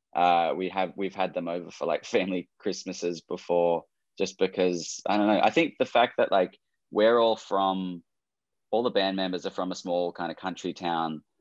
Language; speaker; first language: English; native; English